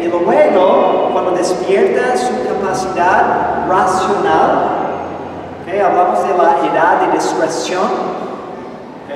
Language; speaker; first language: Spanish; non-native, fluent; English